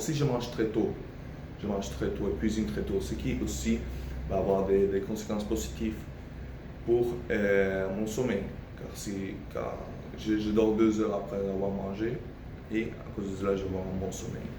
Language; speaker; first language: French; non-native, fluent; Spanish